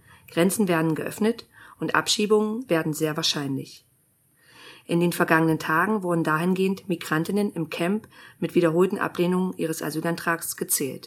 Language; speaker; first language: German; native; German